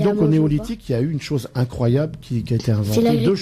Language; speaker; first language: French; native; French